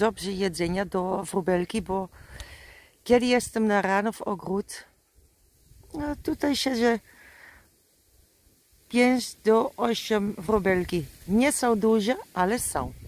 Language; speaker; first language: Polish; non-native, learner; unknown